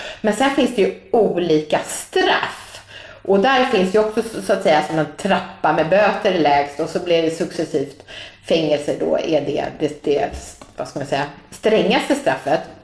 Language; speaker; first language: Swedish; native; Swedish